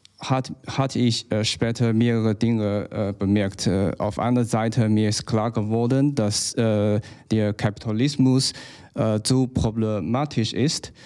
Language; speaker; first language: German; non-native, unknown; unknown